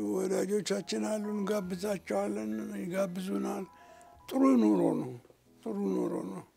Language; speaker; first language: Amharic; non-native, local second language; Oromo